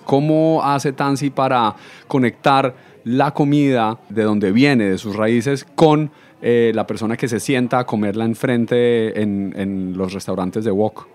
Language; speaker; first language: Spanish; native; Spanish